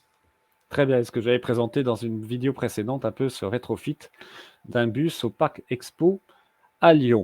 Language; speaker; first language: French; native; French